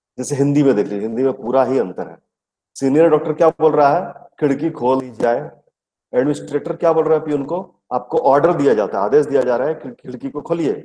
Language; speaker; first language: Hindi; native; Hindi